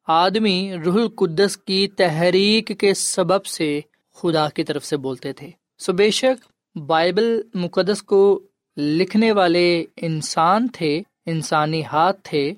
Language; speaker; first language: Urdu; non-native, local second language; Punjabi